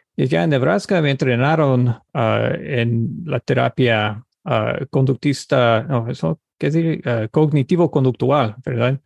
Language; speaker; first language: Spanish; early bilingual, heritage; Spanish